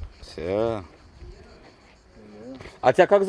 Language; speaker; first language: Russian; native; Russian